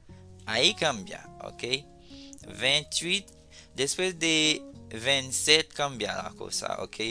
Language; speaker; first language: Spanish; non-native, fluent; Haitian Creole